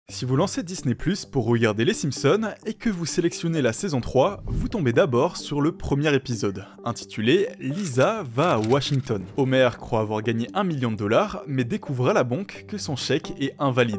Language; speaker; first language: French; native; French